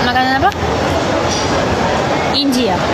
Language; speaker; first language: Indonesian; non-native, learner; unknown